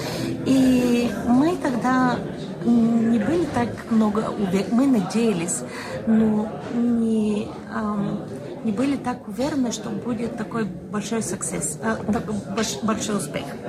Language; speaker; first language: Russian; non-native, fluent; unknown